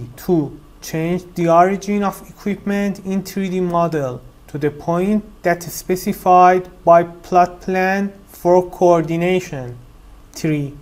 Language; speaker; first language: English; non-native, fluent; Persian